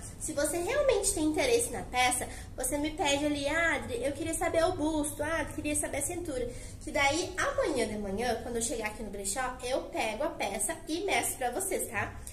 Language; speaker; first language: Portuguese; native; Portuguese